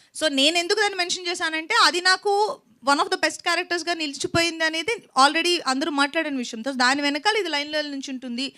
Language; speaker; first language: Telugu; native; Telugu